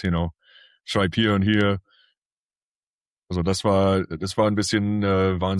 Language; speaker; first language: German; early bilingual, heritage; English